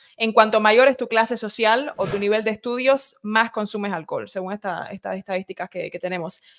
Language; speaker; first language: Spanish; early bilingual, heritage; Spanish